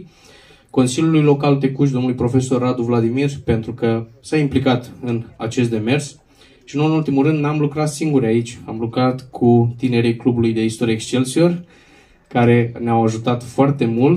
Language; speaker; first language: Romanian; native; Romanian